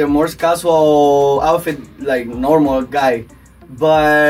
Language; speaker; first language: English; non-native, learner; Spanish